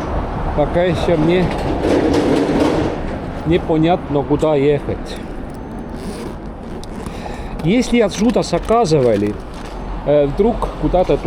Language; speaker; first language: Russian; non-native, local second language; Estonian